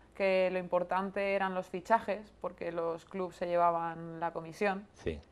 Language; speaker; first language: Spanish; native; Spanish